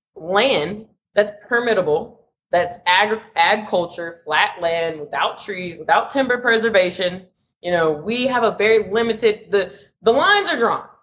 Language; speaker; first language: English; native; English